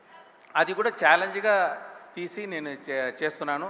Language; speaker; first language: Telugu; non-native, local second language; Tamil